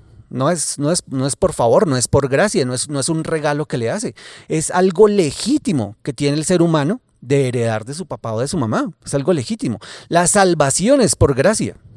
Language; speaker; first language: Spanish; native; Spanish